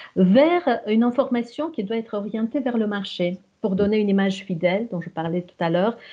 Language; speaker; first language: French; non-native, fluent; Romanian